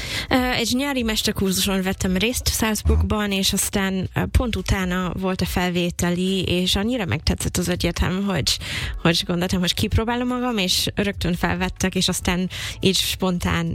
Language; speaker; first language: Hungarian; non-native, fluent; English